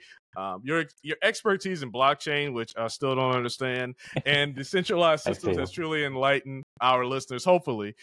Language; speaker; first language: English; native; English